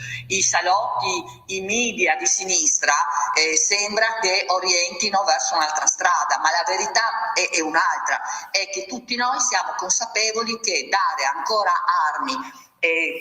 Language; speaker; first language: Italian; native; Italian